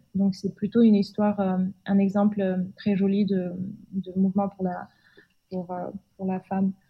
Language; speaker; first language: French; non-native, fluent; Russian